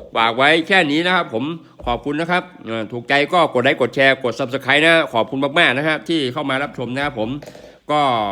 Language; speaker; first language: Thai; non-native, local second language; Northeastern Thai